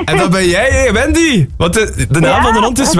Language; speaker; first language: Dutch; native; Dutch